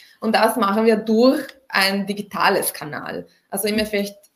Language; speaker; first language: German; non-native, fluent; Italian